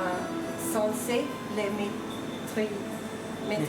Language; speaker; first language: French; non-native, fluent; Swedish